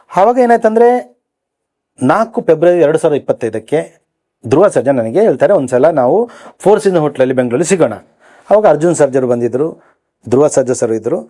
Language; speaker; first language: Kannada; native; Kannada